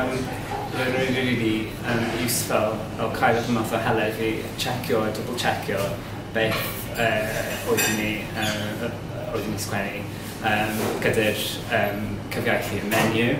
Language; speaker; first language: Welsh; non-native, learner; English